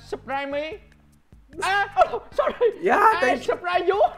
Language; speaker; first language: English; non-native, learner; Vietnamese